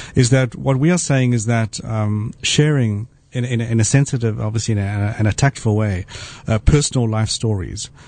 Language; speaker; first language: English; native; English